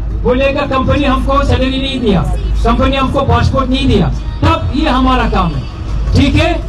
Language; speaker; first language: Hindi; non-native, learner; Arabic